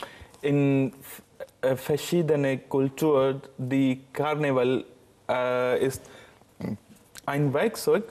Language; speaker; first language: German; non-native, learner; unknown